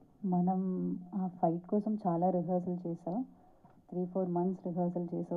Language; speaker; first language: Telugu; non-native, learner; Malayalam